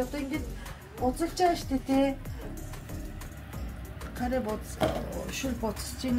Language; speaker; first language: Mongolian; non-native, fluent; Japanese